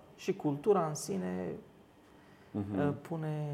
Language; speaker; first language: Romanian; early bilingual, other home language; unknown